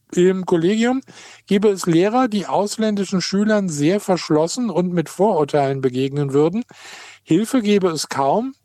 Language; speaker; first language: German; native; German